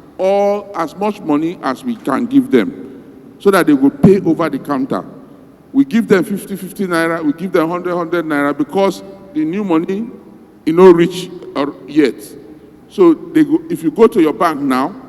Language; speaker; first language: Nigerian Pidgin; non-native, local second language; Bini